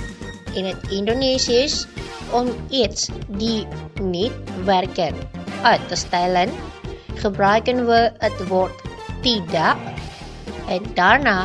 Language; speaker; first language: Dutch; non-native, learner; Indonesian